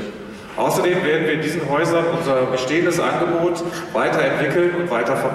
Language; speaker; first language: German; native; German